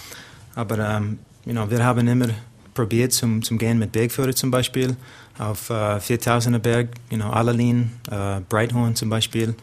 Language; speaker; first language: German; non-native, learner; English